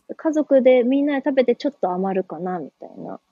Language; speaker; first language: Japanese; native; Japanese